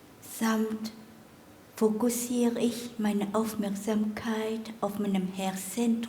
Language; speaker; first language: German; non-native, fluent; Vietnamese